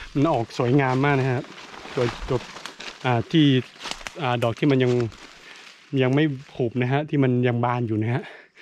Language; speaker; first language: Thai; non-native, local second language; S'gaw Karen